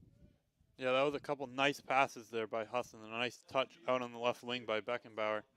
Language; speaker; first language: English; native; English